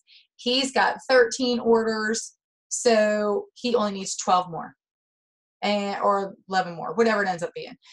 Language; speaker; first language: English; native; English